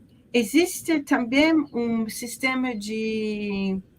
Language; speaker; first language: Portuguese; non-native, learner; English